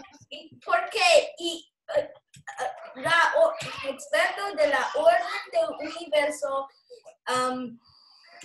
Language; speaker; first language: Spanish; non-native, learner; English